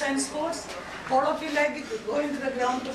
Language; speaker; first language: English; non-native, local second language; Hindi